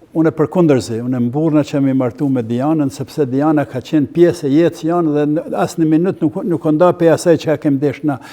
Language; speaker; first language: Albanian; native; Albanian